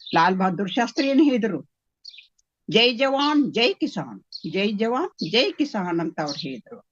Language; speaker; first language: Kannada; native; Kannada